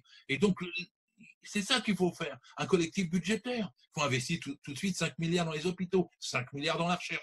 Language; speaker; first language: French; native; French